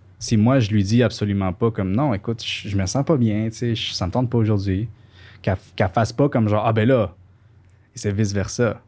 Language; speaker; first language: French; early bilingual, other home language; Spanish